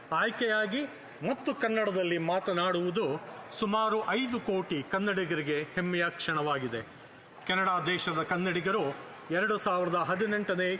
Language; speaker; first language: Kannada; native; Kannada